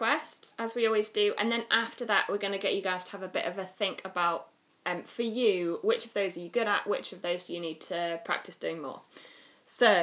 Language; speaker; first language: English; native; English